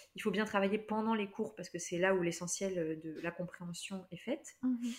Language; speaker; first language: French; native; French